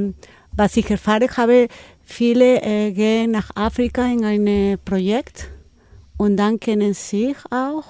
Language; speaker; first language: German; non-native, fluent; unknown